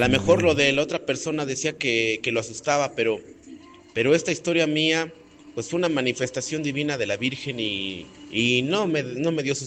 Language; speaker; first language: Spanish; native; Spanish